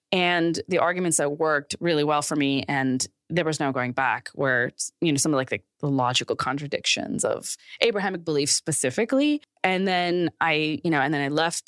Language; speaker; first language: English; early bilingual, other home language; Urdu